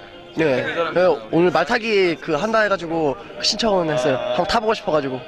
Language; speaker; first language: Korean; native; Korean